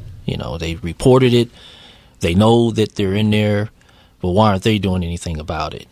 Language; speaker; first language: English; native; English